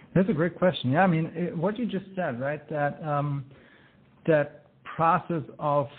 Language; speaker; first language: English; non-native, fluent; German